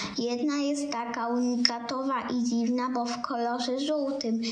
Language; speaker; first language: Polish; native; Polish